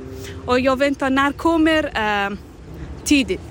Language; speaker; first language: Swedish; non-native, learner; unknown